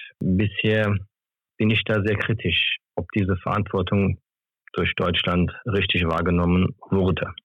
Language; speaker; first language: German; early bilingual, other home language; Turkish